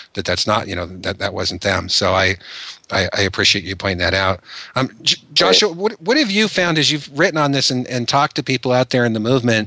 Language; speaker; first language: English; native; English